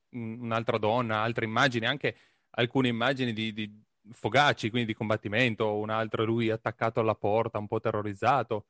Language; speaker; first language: Italian; native; Italian